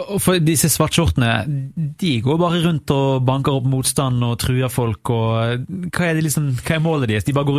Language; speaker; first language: Norwegian; native; Norwegian